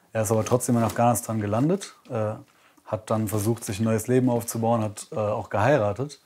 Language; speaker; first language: German; native; German